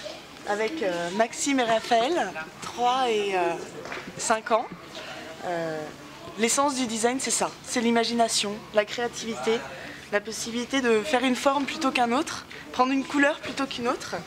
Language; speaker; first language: French; native; French